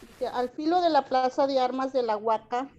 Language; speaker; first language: Spanish; native; Spanish